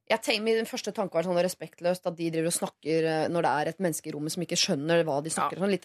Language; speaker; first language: Norwegian; native; Norwegian